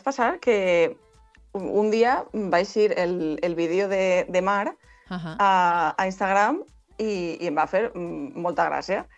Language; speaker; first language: Catalan; non-native, local second language; Spanish